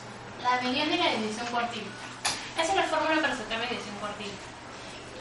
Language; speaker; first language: Spanish; native; Spanish